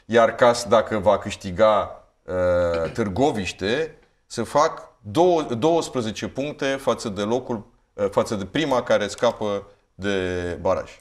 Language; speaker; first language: Romanian; native; Romanian